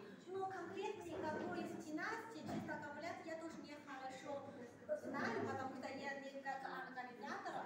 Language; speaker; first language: Russian; non-native, learner; Chinese